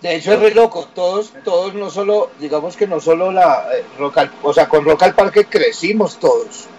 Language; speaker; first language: Spanish; native; Spanish